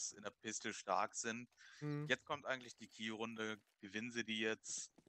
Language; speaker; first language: German; native; German